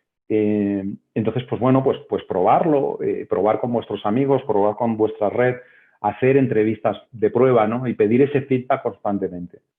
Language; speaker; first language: Spanish; native; Spanish